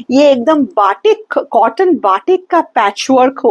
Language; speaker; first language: Hindi; non-native, local second language; Bangla